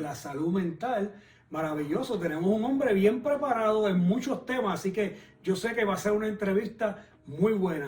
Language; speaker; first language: Spanish; native; Spanish